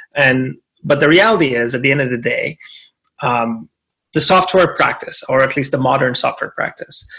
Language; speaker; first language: English; non-native, fluent; Arabic